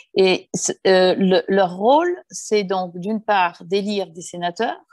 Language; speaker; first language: French; early bilingual, heritage; Spanish